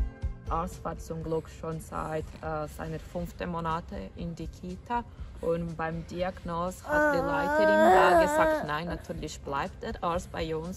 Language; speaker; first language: German; non-native, fluent; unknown